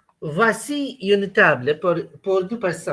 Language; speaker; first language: French; non-native, fluent; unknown